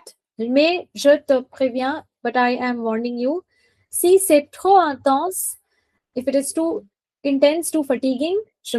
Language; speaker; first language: French; non-native, fluent; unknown